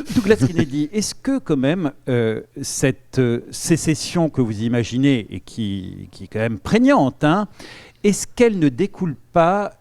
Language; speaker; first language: French; native; French